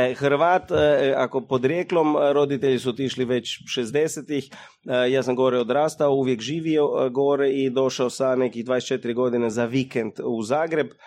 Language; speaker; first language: Croatian; early bilingual, heritage; Croatian